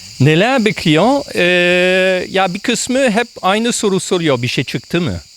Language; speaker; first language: Turkish; non-native, fluent; French